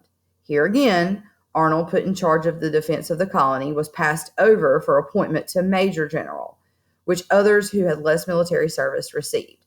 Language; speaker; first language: English; native; English